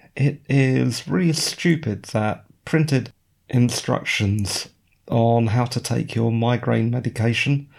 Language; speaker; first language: English; native; English